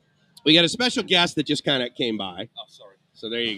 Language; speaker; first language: English; native; English